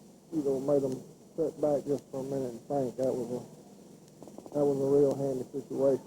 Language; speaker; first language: English; native; English